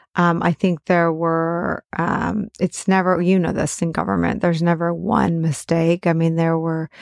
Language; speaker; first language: English; native; English